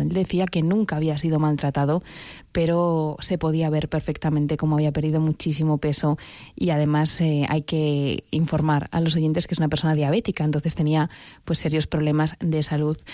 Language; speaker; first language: Spanish; native; Spanish